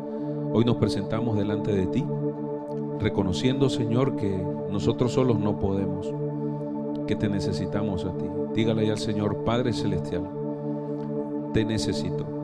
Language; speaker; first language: Spanish; native; Spanish